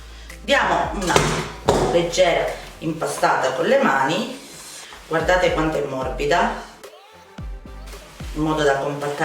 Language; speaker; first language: Italian; native; Italian